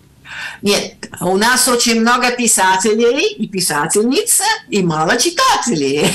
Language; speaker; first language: Russian; non-native, fluent; Italian